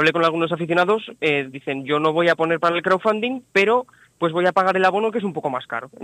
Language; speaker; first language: Spanish; native; Spanish